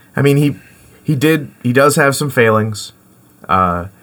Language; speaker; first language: English; native; English